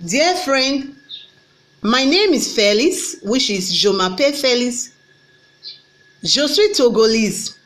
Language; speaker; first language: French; non-native, learner; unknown